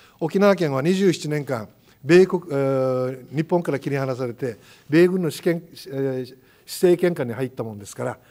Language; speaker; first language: Japanese; native; Japanese